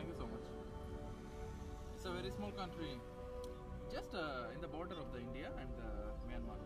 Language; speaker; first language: English; non-native, fluent; Bangla